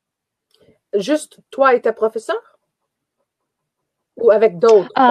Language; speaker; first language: French; native; French